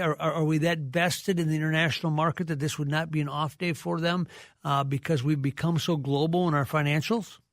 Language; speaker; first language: English; native; English